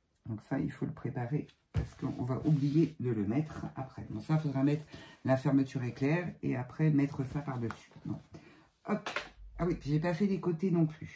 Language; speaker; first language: French; native; French